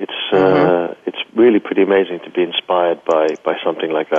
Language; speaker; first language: English; native; English